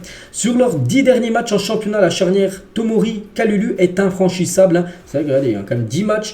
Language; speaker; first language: French; native; French